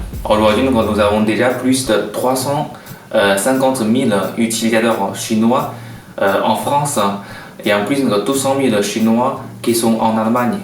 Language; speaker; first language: French; non-native, fluent; Chinese